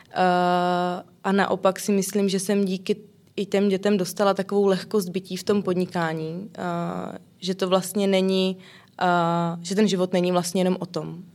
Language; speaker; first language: Czech; native; Czech